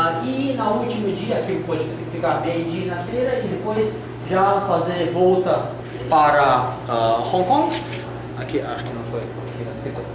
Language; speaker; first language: Portuguese; non-native, learner; Russian